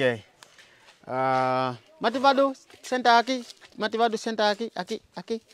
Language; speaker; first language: Portuguese; non-native, learner; Vietnamese